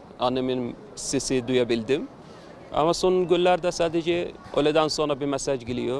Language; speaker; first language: Turkish; non-native, fluent; Arabic